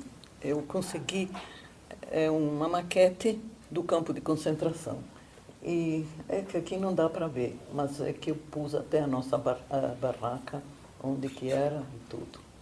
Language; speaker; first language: Portuguese; non-native, fluent; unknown